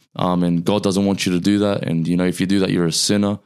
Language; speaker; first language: English; early bilingual, other home language; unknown